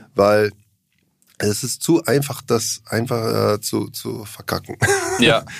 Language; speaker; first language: German; non-native, learner; English